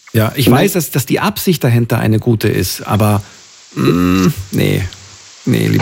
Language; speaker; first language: German; native; German